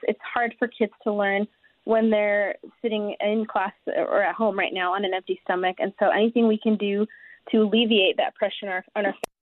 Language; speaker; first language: English; native; English